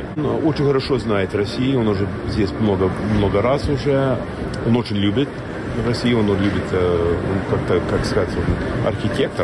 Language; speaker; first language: Russian; non-native, fluent; English